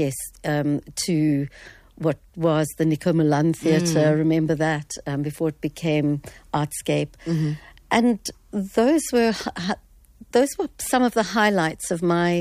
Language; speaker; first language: English; native; English